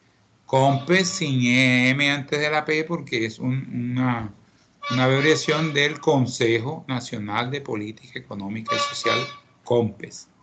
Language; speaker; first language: Spanish; native; Spanish